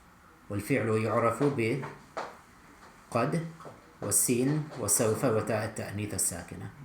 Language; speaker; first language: Arabic; non-native, fluent; English